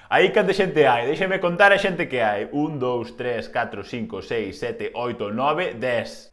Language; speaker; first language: Galician; native; Galician